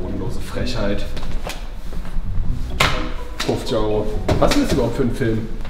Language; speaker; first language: German; native; German